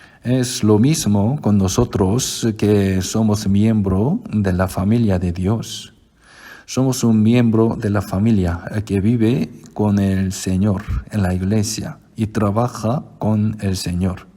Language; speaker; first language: Spanish; non-native, fluent; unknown